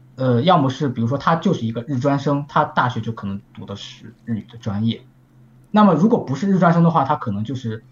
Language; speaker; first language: Chinese; native; Chinese